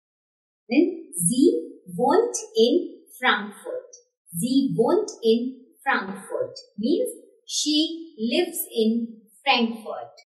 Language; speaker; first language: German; non-native, fluent; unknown